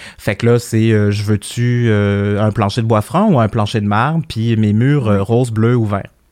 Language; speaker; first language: French; early bilingual, other home language; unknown